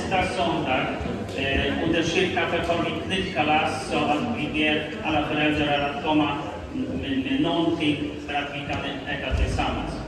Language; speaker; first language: Swedish; non-native, fluent; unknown